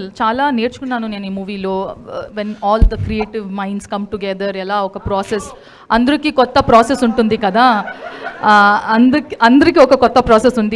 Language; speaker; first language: Telugu; non-native, local second language; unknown